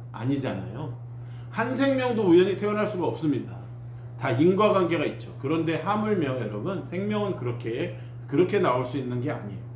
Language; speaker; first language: Korean; native; Korean